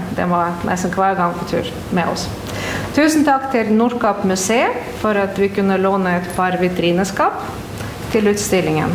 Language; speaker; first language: Norwegian; non-native, fluent; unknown